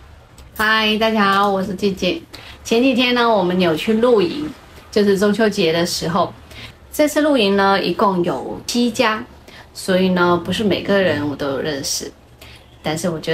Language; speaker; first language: Chinese; native; Chinese